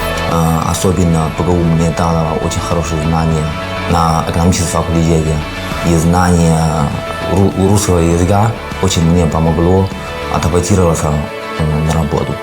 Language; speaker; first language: Russian; non-native, fluent; Azerbaijani